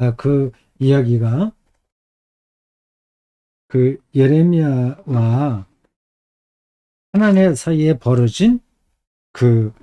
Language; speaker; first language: Korean; native; Korean